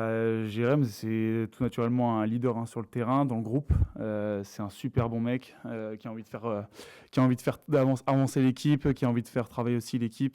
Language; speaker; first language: French; native; French